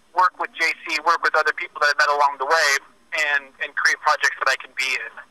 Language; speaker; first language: English; native; English